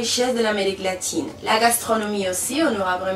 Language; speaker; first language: French; non-native, fluent; Spanish